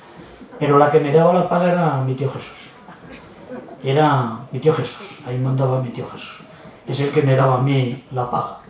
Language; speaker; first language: Spanish; native; Spanish